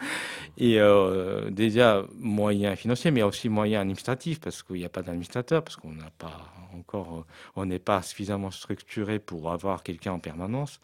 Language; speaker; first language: French; non-native, fluent; Japanese